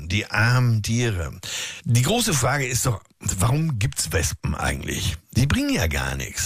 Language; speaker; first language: German; native; German